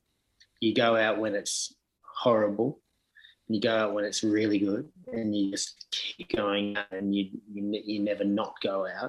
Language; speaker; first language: English; native; English